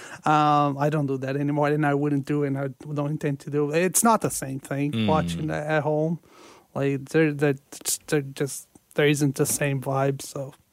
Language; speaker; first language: English; non-native, fluent; Portuguese